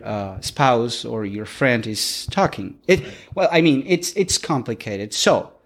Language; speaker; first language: English; non-native, fluent; Spanish